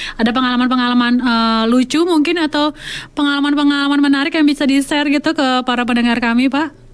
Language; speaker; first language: Indonesian; native; Indonesian